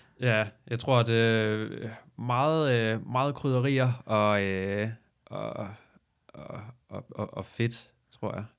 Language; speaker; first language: Danish; native; Danish